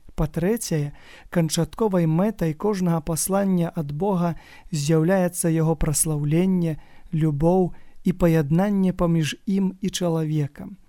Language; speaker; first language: Belarusian; native; Belarusian